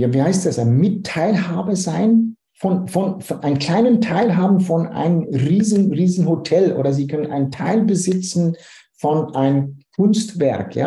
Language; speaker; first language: German; non-native, fluent; Dutch